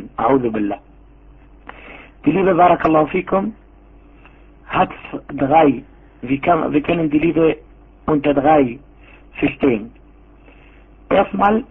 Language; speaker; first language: German; non-native, fluent; Arabic